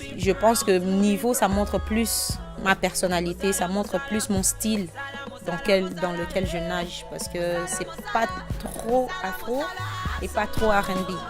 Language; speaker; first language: French; non-native, local second language; Lingala